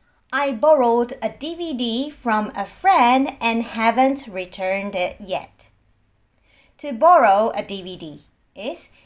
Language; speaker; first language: English; non-native, fluent; Japanese